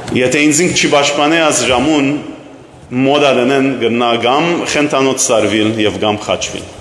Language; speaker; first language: Armenian; early bilingual, heritage; Armenian